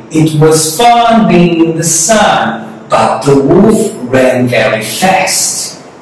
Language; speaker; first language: English; non-native, fluent; Portuguese